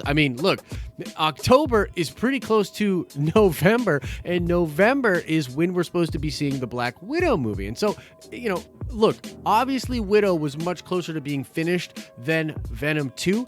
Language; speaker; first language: English; native; English